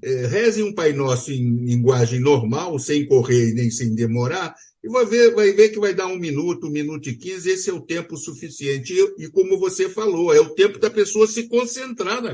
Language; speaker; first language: Portuguese; native; Portuguese